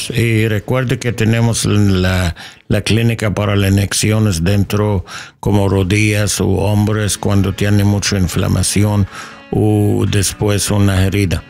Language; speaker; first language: Spanish; non-native, learner; English